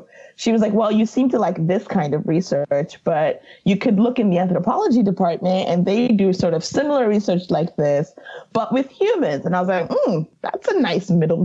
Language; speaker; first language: English; non-native, local second language; Yoruba